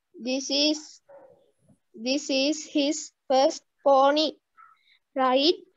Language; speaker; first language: English; non-native, learner; Sinhala